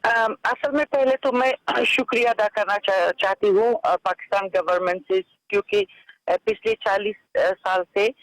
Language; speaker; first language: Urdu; non-native, fluent; Persian